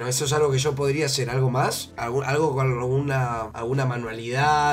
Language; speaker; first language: Spanish; native; Spanish